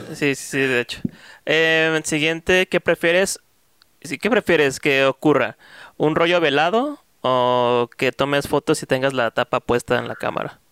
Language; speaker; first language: Spanish; native; Spanish